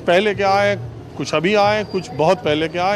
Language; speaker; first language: Hindi; native; Hindi